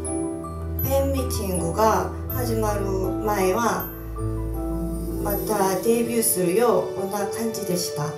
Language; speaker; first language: Japanese; non-native, learner; Korean